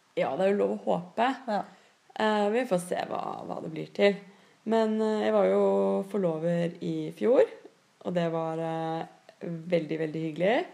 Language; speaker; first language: Norwegian; native; Norwegian